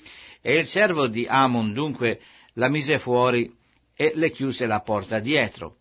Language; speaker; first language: Italian; native; Italian